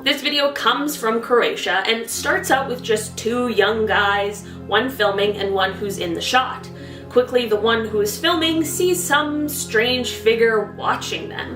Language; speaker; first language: English; native; English